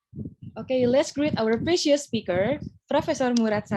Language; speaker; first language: English; non-native, fluent; Indonesian